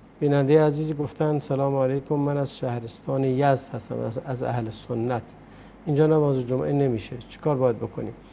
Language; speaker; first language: Persian; native; Persian